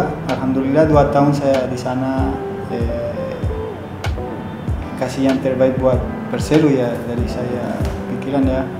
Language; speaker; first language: Indonesian; non-native, fluent; Spanish